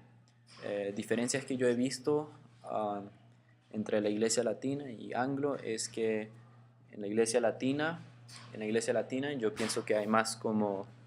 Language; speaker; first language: Spanish; early bilingual, heritage; Spanish